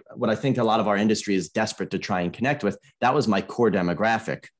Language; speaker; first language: English; native; English